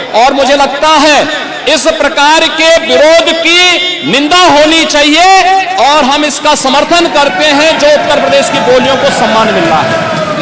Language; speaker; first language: Hindi; native; Hindi